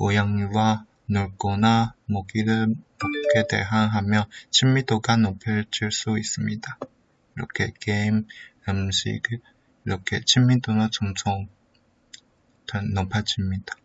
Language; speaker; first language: Korean; non-native, learner; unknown